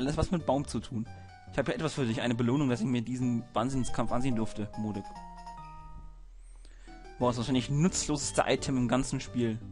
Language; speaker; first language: German; native; German